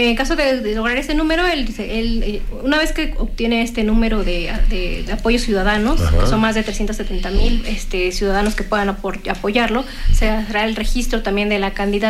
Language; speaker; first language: Spanish; native; Spanish